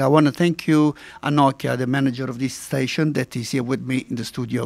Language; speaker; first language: English; non-native, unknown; Italian